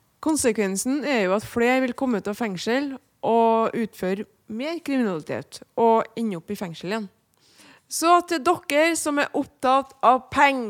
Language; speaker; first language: Norwegian; native; Norwegian